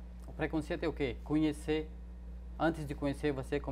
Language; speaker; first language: Portuguese; non-native, fluent; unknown